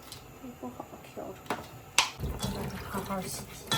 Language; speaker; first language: Chinese; native; Chinese